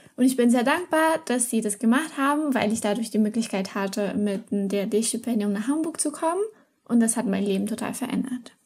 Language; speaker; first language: German; non-native, fluent; Portuguese